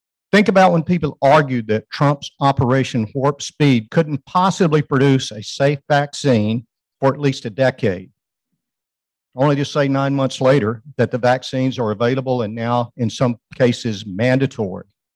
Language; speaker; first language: English; native; English